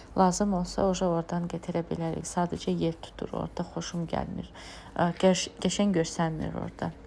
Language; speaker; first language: Azerbaijani; non-native, fluent; Lezghian